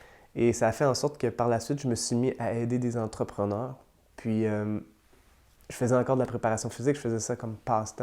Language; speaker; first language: French; native; French